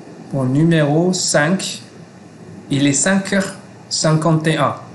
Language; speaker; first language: French; non-native, fluent; Malay